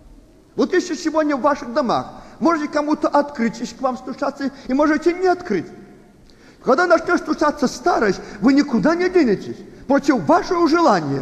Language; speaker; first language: Russian; native; Russian